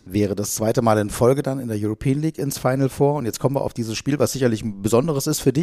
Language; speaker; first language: German; native; German